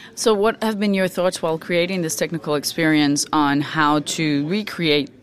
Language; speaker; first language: English; non-native, fluent; Danish